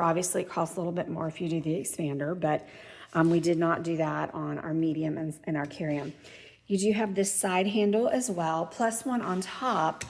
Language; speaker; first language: English; native; English